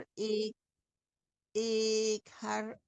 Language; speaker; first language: Dutch; non-native, learner; Indonesian